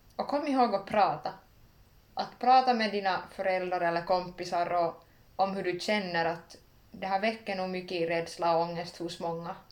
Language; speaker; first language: Swedish; native; Swedish